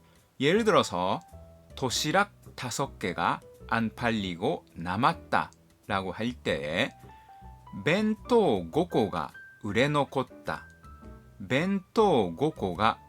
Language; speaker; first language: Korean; non-native, fluent; Japanese